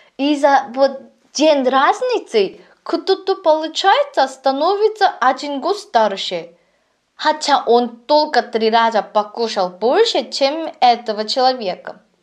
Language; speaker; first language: Russian; non-native, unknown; Korean